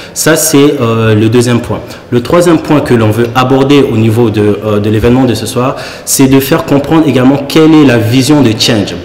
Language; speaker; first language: French; early bilingual, other home language; Lingala